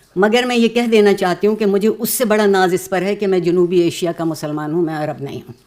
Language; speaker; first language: Urdu; native; Urdu